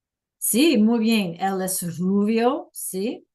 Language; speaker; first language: Spanish; non-native, learner; English